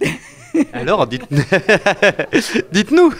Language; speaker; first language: French; native; French